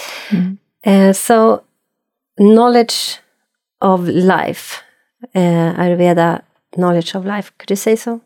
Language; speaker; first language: English; non-native, fluent; Swedish